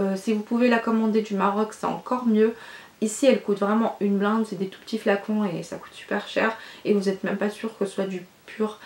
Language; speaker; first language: French; non-native, local second language; Arabic